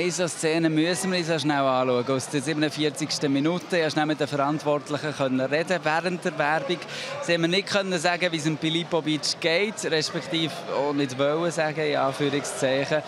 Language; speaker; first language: German; native; German